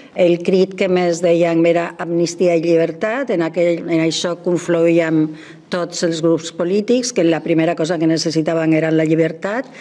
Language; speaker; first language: Catalan; non-native, local second language; Spanish